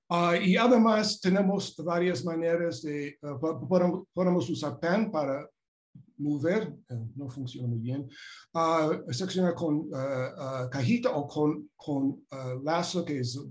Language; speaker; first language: Spanish; non-native, fluent; English